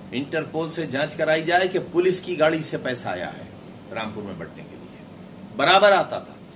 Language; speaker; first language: Hindi; native; Hindi